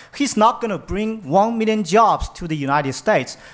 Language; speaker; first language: English; non-native, fluent; Chinese